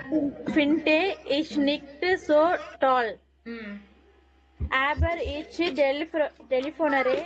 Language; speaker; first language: German; non-native, learner; Tamil